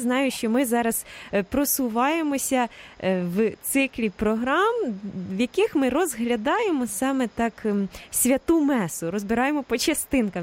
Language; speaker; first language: Ukrainian; native; Ukrainian